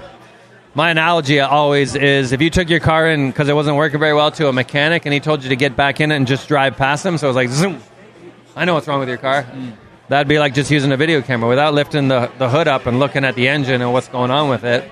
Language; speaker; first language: English; native; English